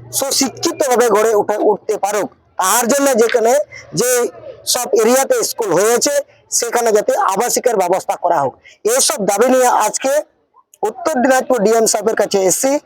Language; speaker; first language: Bangla; non-native, local second language; Santali